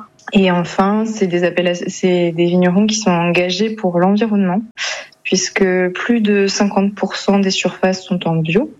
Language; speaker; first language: French; native; French